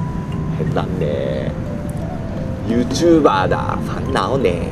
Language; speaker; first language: Chinese; non-native, learner; Japanese